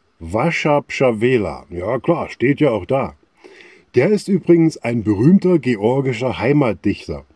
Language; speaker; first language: German; native; German